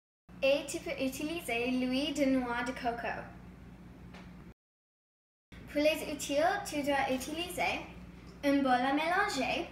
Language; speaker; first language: French; non-native, learner; English